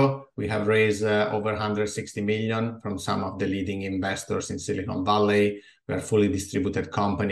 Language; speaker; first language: English; non-native, fluent; Italian